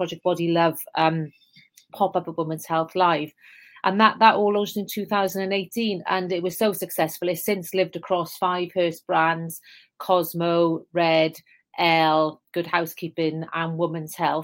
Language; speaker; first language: English; native; English